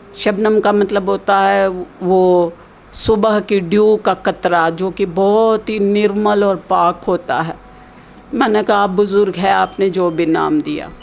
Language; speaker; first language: Hindi; native; Hindi